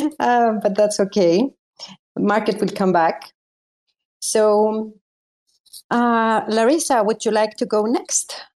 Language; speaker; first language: English; non-native, fluent; Greek